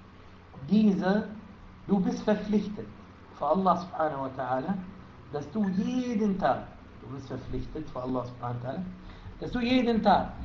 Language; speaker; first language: German; non-native, fluent; Arabic